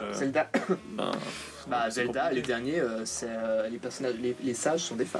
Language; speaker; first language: French; native; French